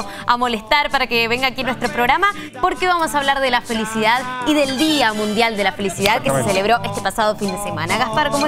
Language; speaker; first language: Spanish; native; Spanish